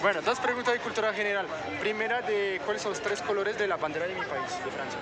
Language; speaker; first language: Spanish; non-native, fluent; French